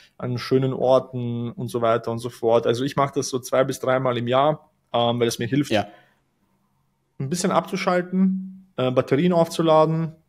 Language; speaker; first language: German; native; German